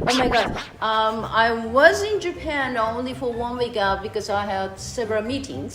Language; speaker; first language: English; non-native, fluent; Japanese